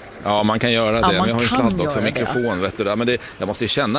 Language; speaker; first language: Swedish; native; Swedish